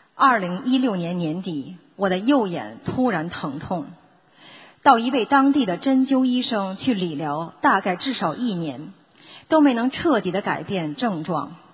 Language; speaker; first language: Chinese; native; Chinese